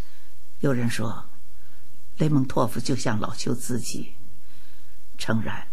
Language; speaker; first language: Chinese; native; Chinese